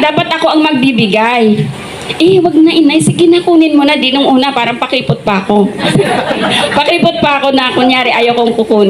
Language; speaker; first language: Filipino; native; Filipino